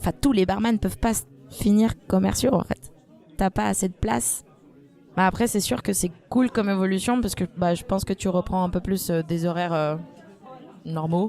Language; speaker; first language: French; non-native, fluent; Spanish